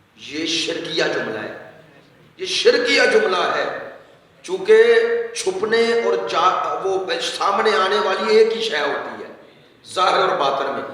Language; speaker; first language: Urdu; non-native, local second language; Punjabi